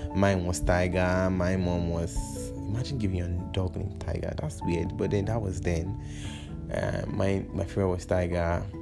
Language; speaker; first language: English; non-native, local second language; Yoruba